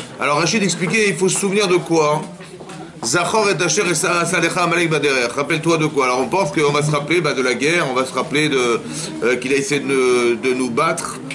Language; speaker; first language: French; native; French